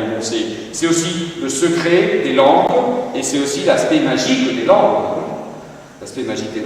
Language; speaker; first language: French; non-native, fluent; Spanish